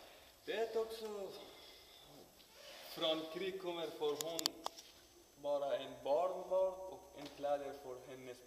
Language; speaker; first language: Swedish; non-native, learner; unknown